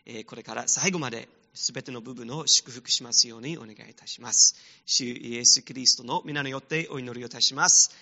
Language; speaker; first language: Japanese; non-native, fluent; English